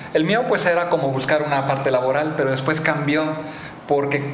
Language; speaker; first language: Spanish; native; Spanish